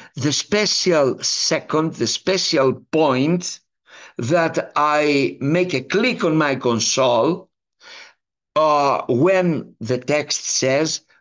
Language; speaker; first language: English; non-native, fluent; Greek